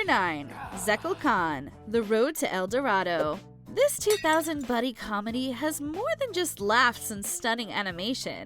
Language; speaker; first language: English; native; English